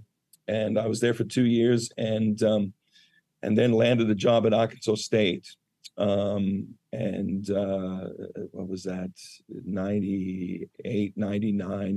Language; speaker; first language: English; native; English